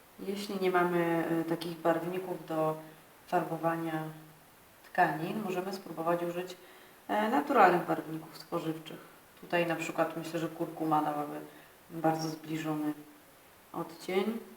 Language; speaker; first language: Polish; native; Polish